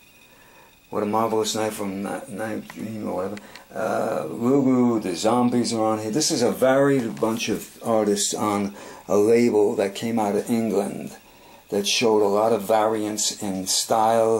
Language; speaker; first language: English; native; English